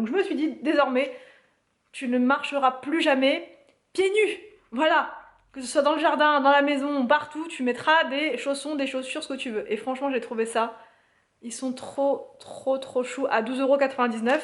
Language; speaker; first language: French; native; French